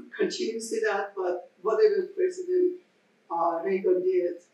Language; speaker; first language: English; non-native, fluent; Persian